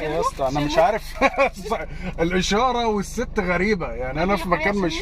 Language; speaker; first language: Arabic; native; Arabic